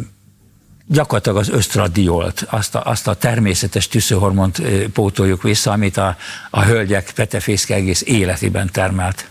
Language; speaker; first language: Hungarian; native; Hungarian